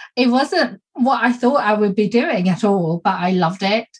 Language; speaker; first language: English; non-native, fluent; Swedish